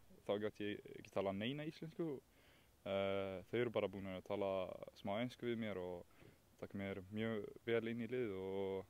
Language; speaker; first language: Icelandic; non-native, learner; Swedish